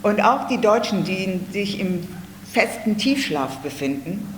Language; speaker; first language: German; native; German